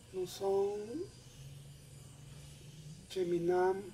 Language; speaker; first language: French; non-native, learner; Spanish